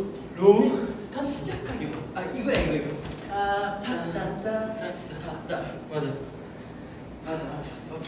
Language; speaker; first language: Korean; non-native, fluent; Japanese